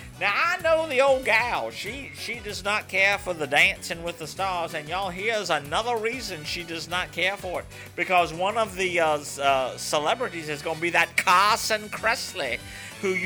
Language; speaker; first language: English; native; English